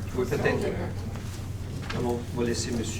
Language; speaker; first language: French; native; French